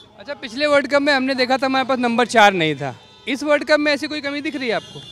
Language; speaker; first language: Hindi; native; Hindi